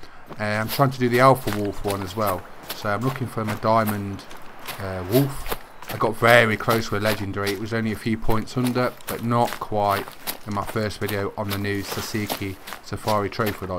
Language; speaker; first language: English; native; English